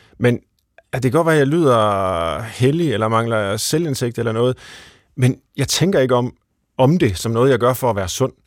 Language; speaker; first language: Danish; native; Danish